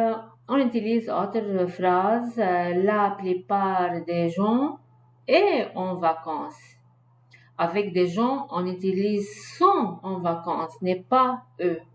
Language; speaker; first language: French; non-native, learner; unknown